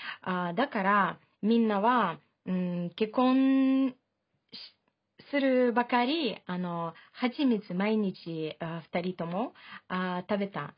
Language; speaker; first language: Japanese; non-native, fluent; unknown